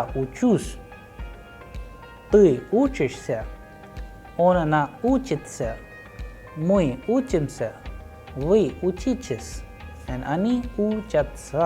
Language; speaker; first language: Russian; non-native, fluent; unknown